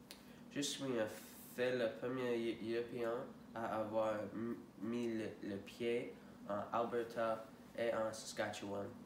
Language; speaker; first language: French; non-native, learner; English